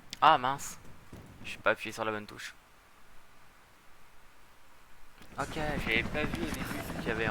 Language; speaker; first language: French; native; French